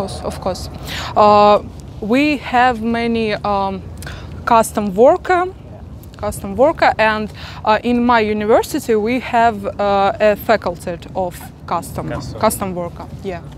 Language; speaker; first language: English; non-native, learner; Russian